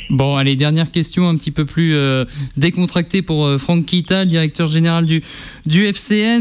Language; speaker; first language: French; native; French